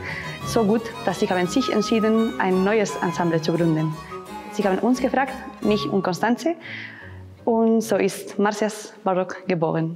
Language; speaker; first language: German; non-native, fluent; Spanish